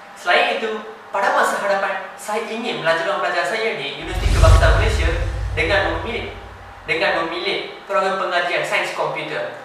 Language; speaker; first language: Malay; non-native, local second language; Tamil